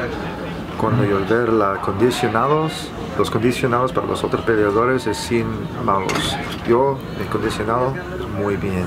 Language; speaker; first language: Spanish; non-native, learner; English